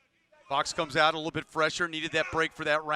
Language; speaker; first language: English; native; English